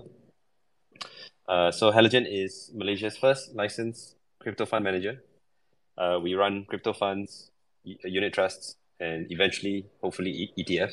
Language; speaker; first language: English; non-native, local second language; Chinese